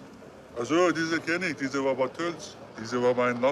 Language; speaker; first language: German; non-native, learner; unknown